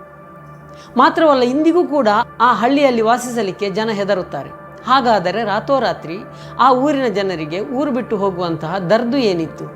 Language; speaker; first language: Kannada; native; Kannada